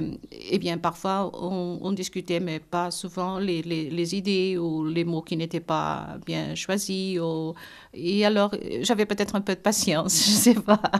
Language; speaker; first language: French; non-native, local second language; Portuguese